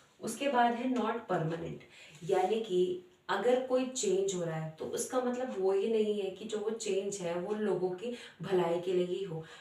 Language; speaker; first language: Hindi; native; Hindi